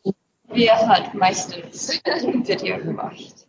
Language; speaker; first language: German; non-native, learner; English